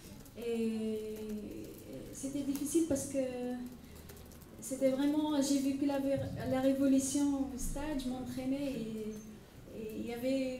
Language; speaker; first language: French; non-native, local second language; Arabic